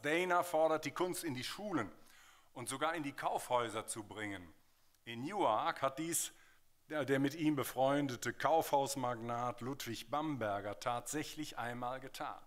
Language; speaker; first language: German; native; German